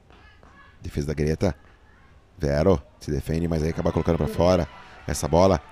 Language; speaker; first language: Portuguese; native; Portuguese